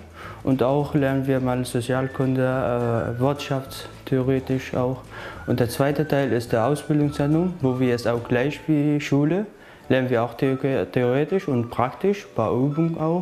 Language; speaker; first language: German; non-native, learner; Arabic